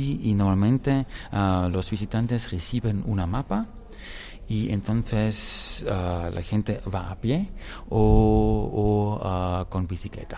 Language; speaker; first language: Spanish; non-native, fluent; German